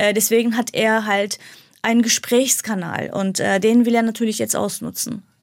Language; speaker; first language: German; non-native, fluent; Kurdish